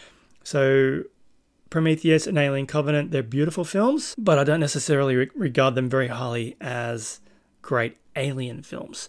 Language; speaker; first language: English; native; English